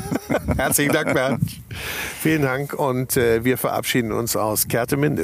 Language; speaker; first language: German; native; German